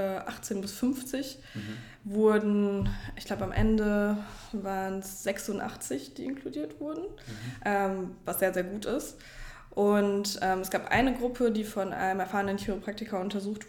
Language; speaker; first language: German; native; German